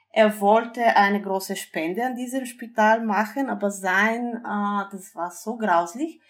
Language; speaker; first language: German; non-native, fluent; Bulgarian